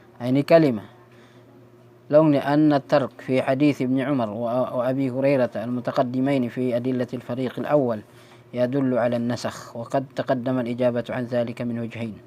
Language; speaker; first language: Arabic; non-native, fluent; Tausug